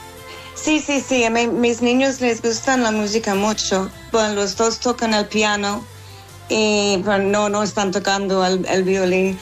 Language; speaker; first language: Spanish; non-native, learner; English